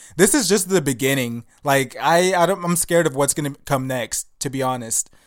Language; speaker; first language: English; early bilingual, other home language; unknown